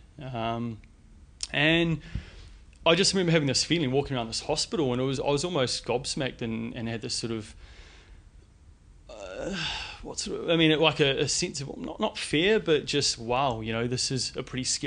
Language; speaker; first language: English; native; English